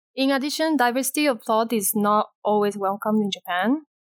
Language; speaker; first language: English; non-native, fluent; Japanese